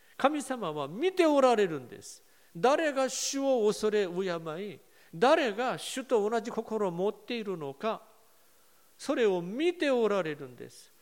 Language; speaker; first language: Japanese; non-native, fluent; Korean